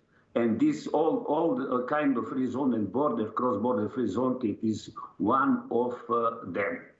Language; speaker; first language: English; non-native, learner; Serbian